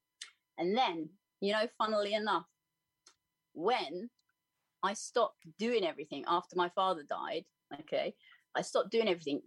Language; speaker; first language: English; native; English